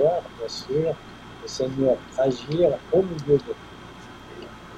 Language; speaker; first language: French; non-native, fluent; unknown